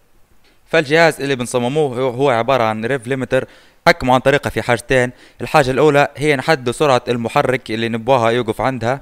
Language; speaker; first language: Arabic; native; Arabic